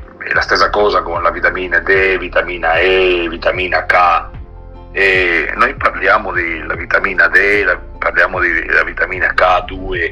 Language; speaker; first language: Italian; non-native, learner; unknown